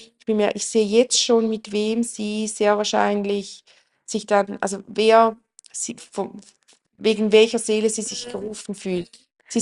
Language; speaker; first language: German; native; German